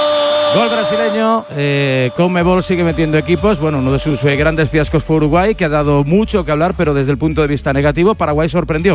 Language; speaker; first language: Spanish; native; Spanish